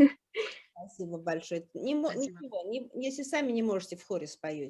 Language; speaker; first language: Russian; native; Russian